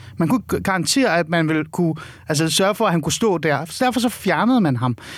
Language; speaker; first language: Danish; early bilingual, other home language; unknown